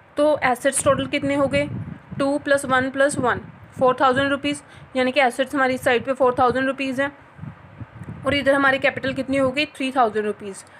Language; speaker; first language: Hindi; non-native, local second language; Punjabi